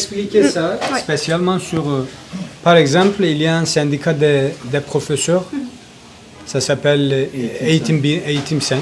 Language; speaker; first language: French; non-native, learner; Kurdish